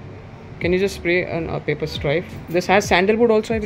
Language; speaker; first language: English; non-native, local second language; Hindi